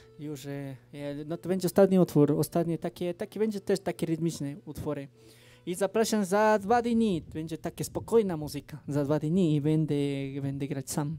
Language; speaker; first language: Polish; non-native, fluent; Spanish